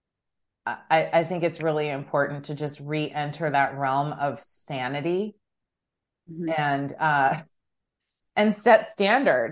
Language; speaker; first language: English; native; English